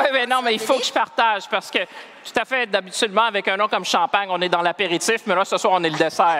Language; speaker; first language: French; native; French